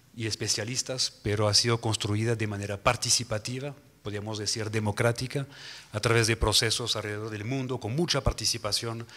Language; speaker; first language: Spanish; non-native, fluent; French